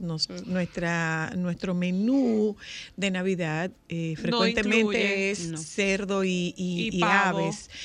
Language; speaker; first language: Spanish; native; Spanish